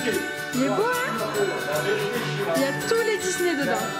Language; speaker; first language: French; native; French